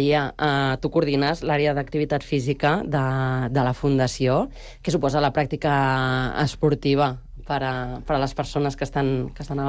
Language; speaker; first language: Catalan; native; Catalan